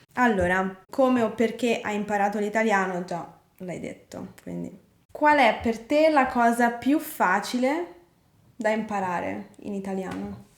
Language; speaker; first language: Italian; native; Italian